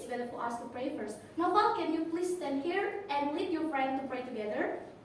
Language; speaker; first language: English; non-native, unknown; Indonesian